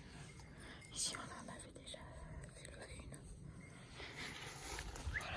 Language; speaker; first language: French; native; French